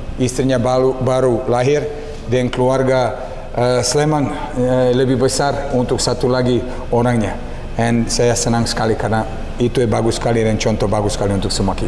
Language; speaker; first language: Indonesian; non-native, learner; Serbian